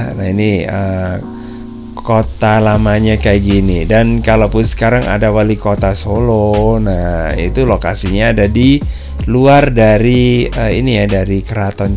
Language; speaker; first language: Indonesian; native; Indonesian